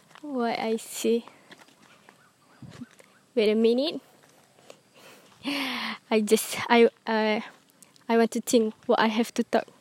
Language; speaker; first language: English; non-native, learner; Malay